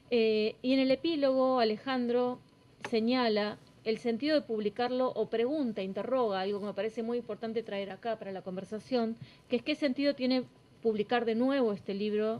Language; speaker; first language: Spanish; native; Spanish